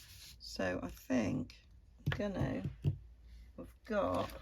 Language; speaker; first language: English; native; English